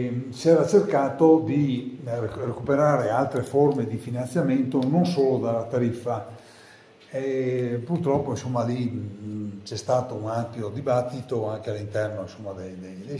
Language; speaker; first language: Italian; native; Italian